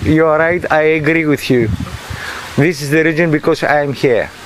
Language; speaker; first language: English; non-native, learner; Greek